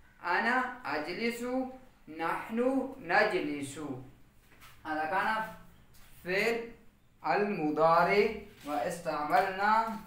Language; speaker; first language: Arabic; non-native, fluent; Urdu